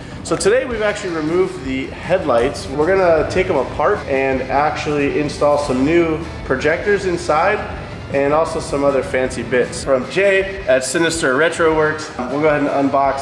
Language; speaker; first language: English; native; English